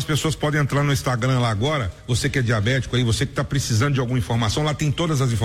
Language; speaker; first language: Portuguese; native; Portuguese